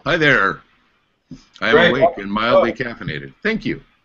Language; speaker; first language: English; native; English